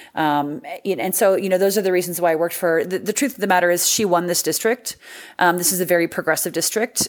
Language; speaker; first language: English; native; English